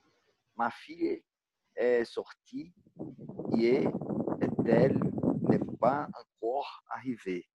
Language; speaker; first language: French; non-native, learner; Portuguese